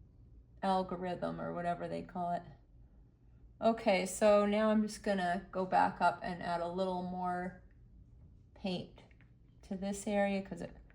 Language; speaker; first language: English; native; English